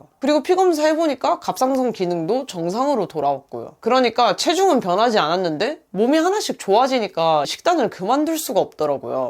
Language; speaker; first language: Korean; native; Korean